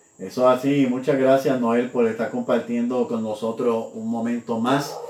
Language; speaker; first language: Spanish; native; Spanish